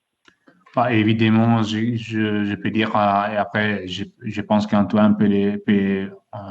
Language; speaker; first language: French; non-native, fluent; Italian